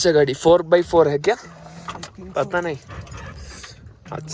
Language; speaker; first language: Hindi; non-native, local second language; Malayalam